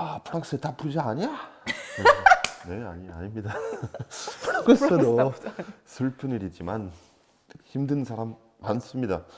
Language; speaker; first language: Korean; non-native, fluent; French